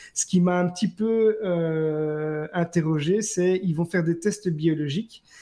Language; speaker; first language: French; native; French